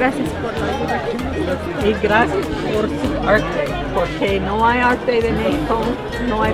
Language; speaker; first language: Spanish; non-native, learner; English